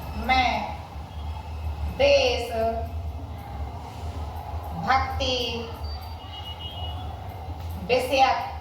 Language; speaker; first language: Hindi; native; Hindi